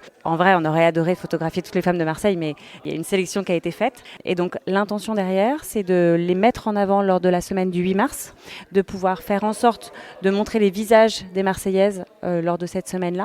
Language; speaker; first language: French; native; French